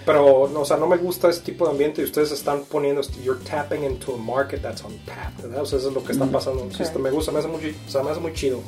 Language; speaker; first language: Spanish; native; Spanish